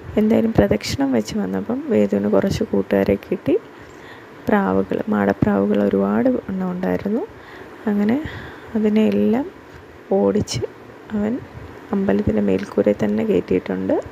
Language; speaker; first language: Malayalam; native; Malayalam